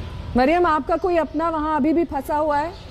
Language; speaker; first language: Hindi; native; Hindi